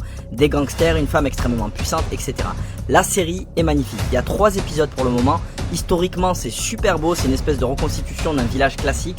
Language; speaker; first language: French; native; French